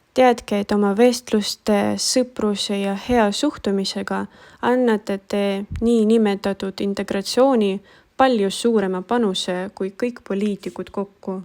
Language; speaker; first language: Estonian; non-native, local second language; Russian